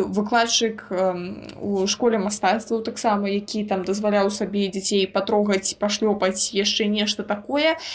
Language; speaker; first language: Belarusian; non-native, local second language; Russian